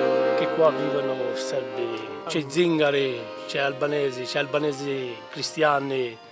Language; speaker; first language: Italian; non-native, fluent; Albanian